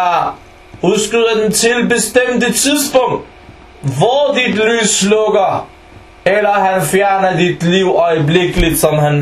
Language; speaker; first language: Danish; early bilingual, other home language; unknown